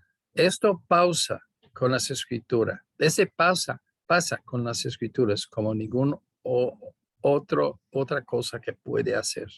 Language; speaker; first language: Spanish; non-native, fluent; English